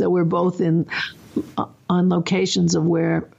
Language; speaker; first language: English; native; English